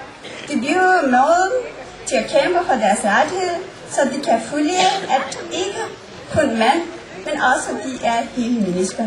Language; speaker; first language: Danish; non-native, fluent; Nepali